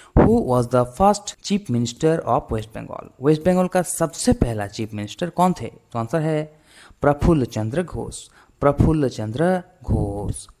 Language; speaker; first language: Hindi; non-native, local second language; Bangla